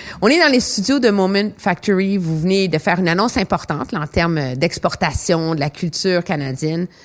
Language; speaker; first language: French; native; French